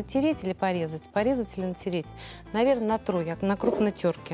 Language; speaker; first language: Russian; native; Russian